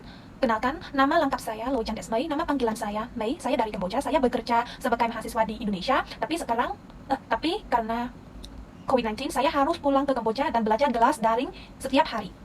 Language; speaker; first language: Indonesian; non-native, learner; Khmer